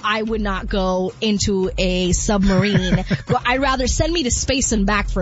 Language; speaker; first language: English; native; English